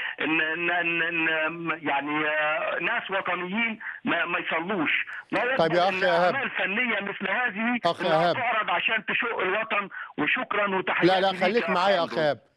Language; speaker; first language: Arabic; native; Arabic